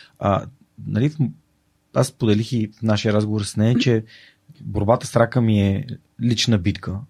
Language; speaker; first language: Bulgarian; native; Bulgarian